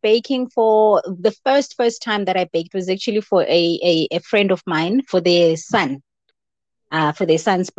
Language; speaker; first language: English; non-native, local second language; Zulu